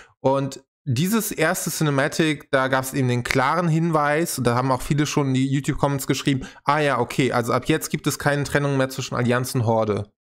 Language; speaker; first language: German; native; German